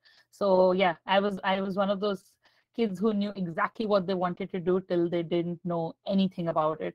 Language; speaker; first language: English; non-native, local second language; Hindi